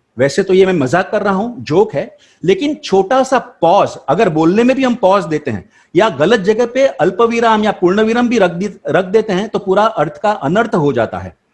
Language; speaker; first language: Hindi; non-native, local second language; Gujarati